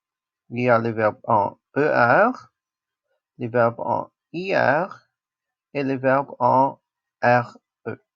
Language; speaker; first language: French; non-native, local second language; English